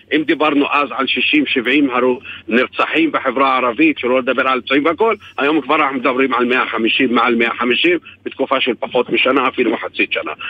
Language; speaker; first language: Hebrew; non-native, local second language; Arabic